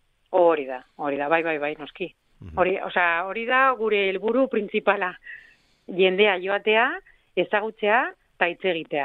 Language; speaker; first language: Basque; non-native, local second language; Spanish